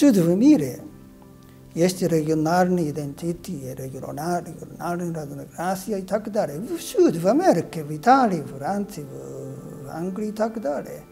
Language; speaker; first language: Russian; non-native, fluent; Japanese